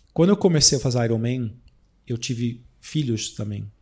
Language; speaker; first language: Portuguese; non-native, fluent; Dutch